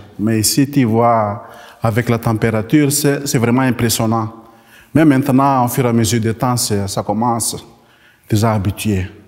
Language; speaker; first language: French; non-native, local second language; Malagasy